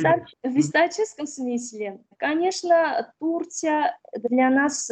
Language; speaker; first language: Russian; non-native, fluent; Armenian